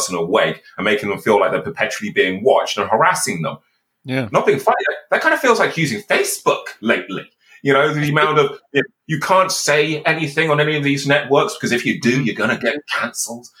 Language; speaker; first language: English; native; English